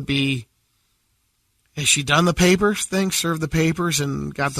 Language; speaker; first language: English; native; English